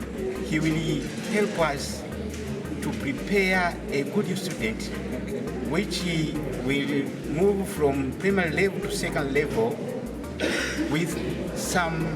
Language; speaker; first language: English; non-native, learner; Swahili